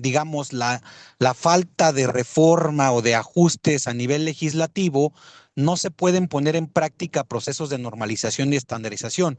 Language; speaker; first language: Spanish; native; Spanish